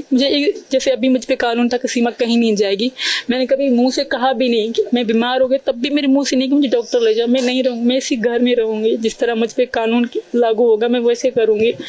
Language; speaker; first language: Urdu; non-native, local second language; Sindhi